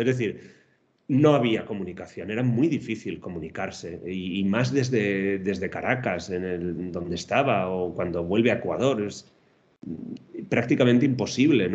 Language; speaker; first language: Spanish; native; Spanish